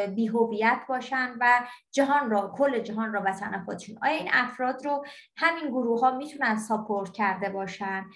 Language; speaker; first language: Persian; non-native, local second language; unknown